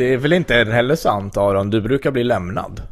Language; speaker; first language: Swedish; native; Swedish